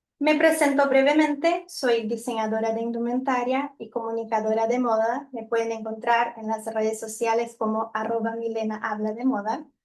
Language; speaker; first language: Spanish; non-native, fluent; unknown